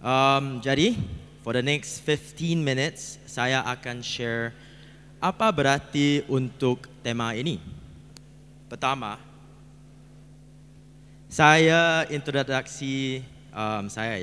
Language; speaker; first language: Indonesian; non-native, learner; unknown